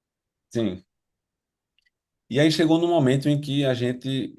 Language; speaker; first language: Portuguese; native; Portuguese